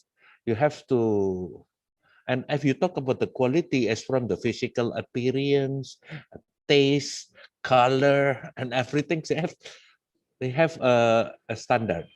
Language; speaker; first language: English; non-native, fluent; Indonesian